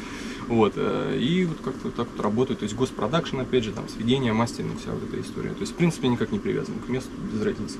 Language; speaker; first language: Russian; native; Russian